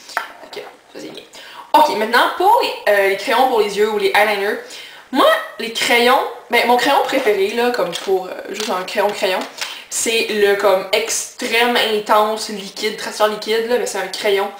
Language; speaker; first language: French; native; French